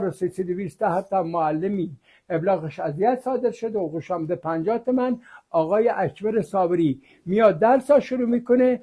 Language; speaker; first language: Persian; native; Persian